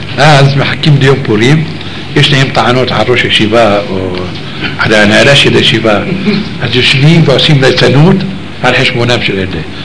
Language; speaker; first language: Hebrew; native; Hebrew